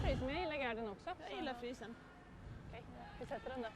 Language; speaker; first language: Swedish; native; Swedish